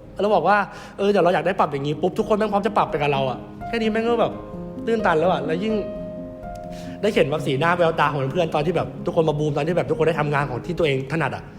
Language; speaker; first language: Thai; native; Thai